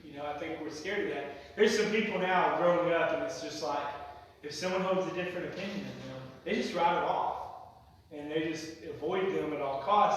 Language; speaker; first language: English; native; English